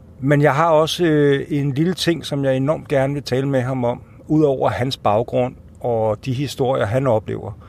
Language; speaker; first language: Danish; native; Danish